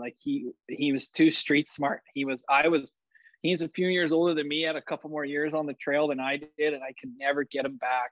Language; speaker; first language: English; native; English